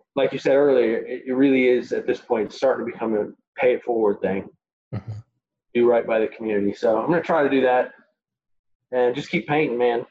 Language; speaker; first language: English; native; English